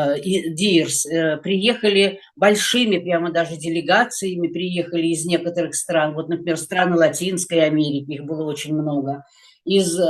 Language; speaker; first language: Russian; native; Russian